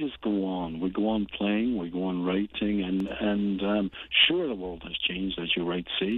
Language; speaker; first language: English; native; English